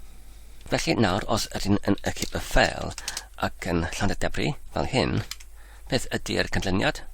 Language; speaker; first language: Welsh; non-native, learner; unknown